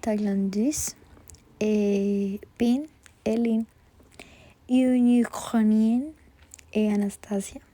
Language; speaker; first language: French; non-native, learner; Spanish